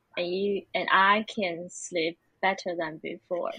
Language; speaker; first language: English; non-native, fluent; Chinese